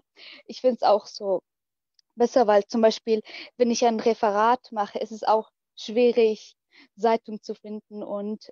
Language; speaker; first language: German; early bilingual, other home language; Arabic